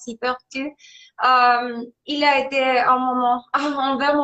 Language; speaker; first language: French; non-native, learner; Spanish